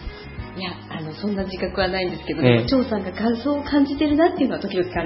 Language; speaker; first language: Japanese; native; Japanese